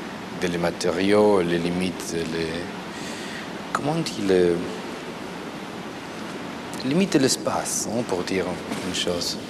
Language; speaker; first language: French; non-native, fluent; Spanish